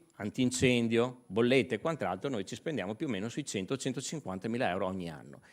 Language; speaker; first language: Italian; native; Italian